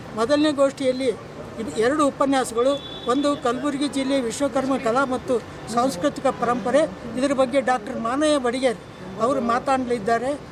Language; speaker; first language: Kannada; native; Kannada